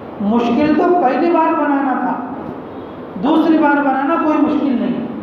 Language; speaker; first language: Urdu; native; Urdu